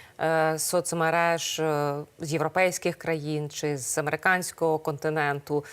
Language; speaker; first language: Ukrainian; native; Ukrainian